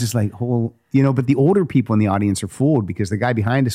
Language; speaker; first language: English; native; English